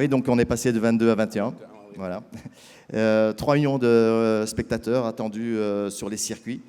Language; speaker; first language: French; native; French